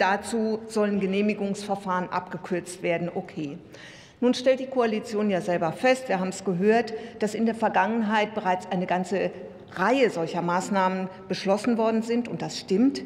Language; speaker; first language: German; native; German